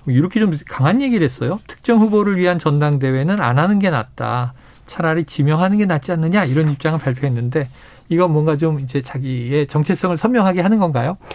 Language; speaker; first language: Korean; native; Korean